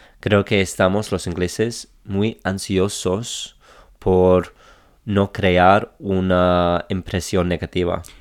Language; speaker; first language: Spanish; non-native, fluent; English